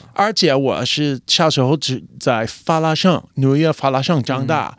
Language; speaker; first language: Chinese; non-native, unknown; English